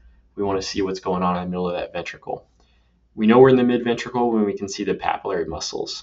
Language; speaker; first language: English; native; English